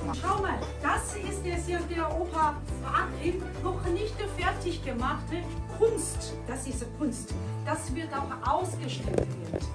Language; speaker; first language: German; non-native, learner; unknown